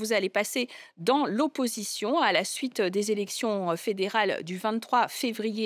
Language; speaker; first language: French; native; French